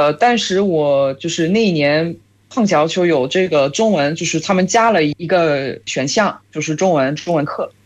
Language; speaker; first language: Chinese; non-native, fluent; French